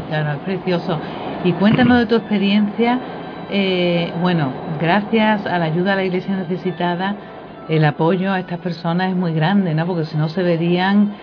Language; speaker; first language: Spanish; non-native, fluent; Polish